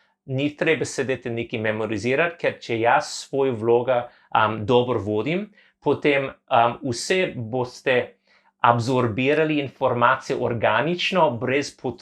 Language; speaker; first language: Slovenian; non-native, learner; English